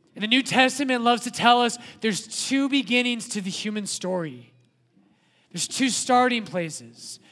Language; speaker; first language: English; native; English